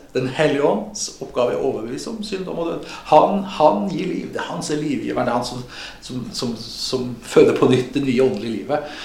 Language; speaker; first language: Norwegian; native; Norwegian